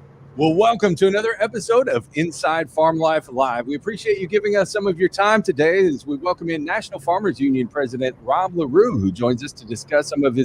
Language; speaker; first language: English; native; English